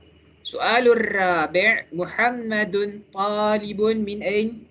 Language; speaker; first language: Arabic; non-native, fluent; Malay